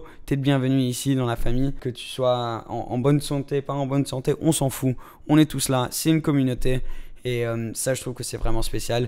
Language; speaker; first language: French; native; French